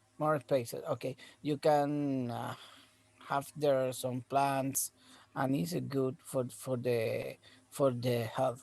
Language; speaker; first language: English; non-native, learner; Spanish